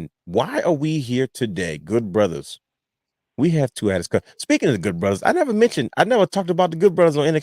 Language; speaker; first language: English; native; English